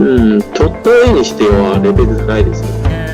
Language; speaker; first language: Japanese; non-native, learner; Chinese